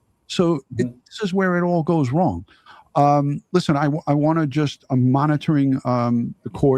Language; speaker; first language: English; native; English